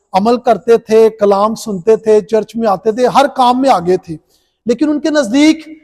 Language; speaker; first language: Urdu; non-native, local second language; Punjabi